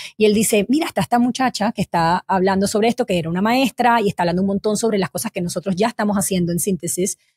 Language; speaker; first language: Spanish; native; Spanish